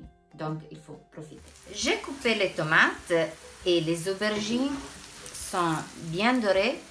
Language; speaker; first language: French; non-native, fluent; Italian